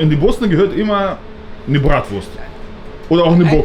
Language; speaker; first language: German; native; German